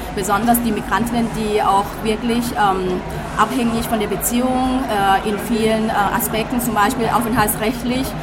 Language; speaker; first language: German; non-native, fluent; Thai